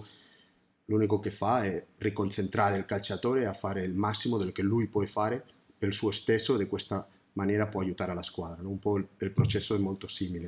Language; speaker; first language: Italian; non-native, fluent; Spanish